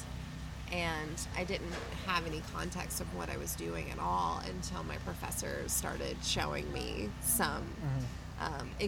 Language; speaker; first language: English; native; English